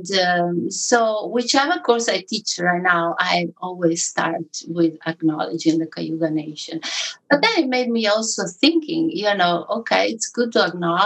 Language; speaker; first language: English; non-native, fluent; Italian